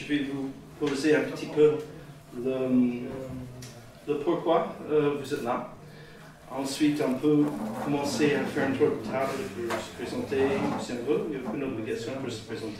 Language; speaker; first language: French; native; French